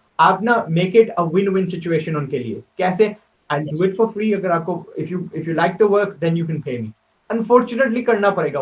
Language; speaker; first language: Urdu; native; Urdu